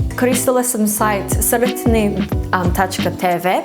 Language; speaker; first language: Serbian; non-native, learner; English